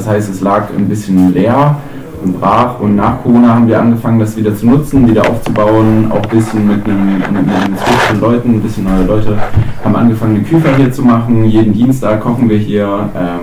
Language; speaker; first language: German; native; German